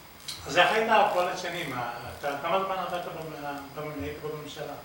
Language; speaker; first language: Hebrew; early bilingual, other home language; Arabic